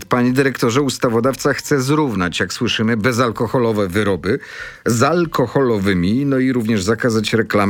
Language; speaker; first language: Polish; native; Polish